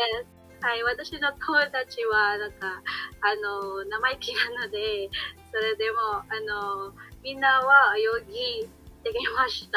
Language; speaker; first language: Japanese; non-native, learner; Filipino